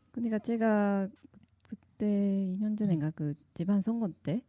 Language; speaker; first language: Korean; non-native, fluent; Japanese